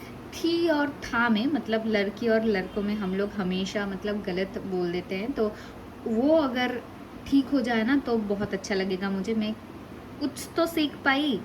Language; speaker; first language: Hindi; non-native, local second language; Bangla